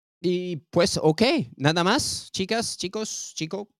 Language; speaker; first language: Spanish; non-native, learner; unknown